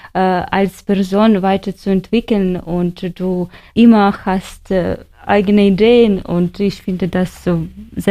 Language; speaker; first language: German; non-native, learner; Ukrainian